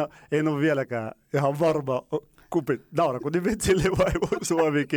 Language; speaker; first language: Finnish; non-native, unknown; Arabic